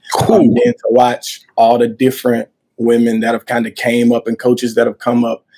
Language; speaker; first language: English; native; English